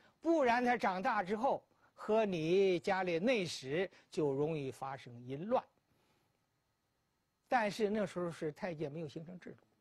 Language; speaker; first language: Chinese; native; Chinese